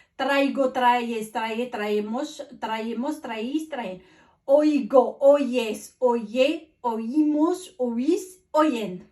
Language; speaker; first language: Spanish; non-native, fluent; Arabic